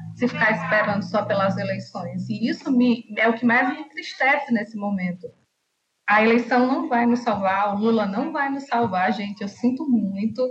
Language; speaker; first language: Portuguese; native; Portuguese